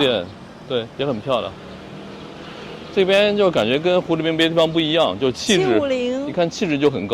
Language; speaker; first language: Chinese; native; Chinese